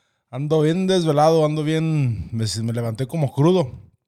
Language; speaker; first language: Spanish; early bilingual, other home language; English